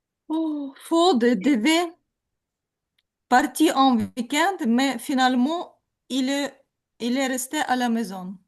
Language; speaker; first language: French; non-native, learner; Ukrainian